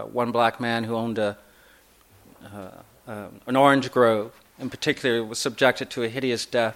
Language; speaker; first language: English; native; English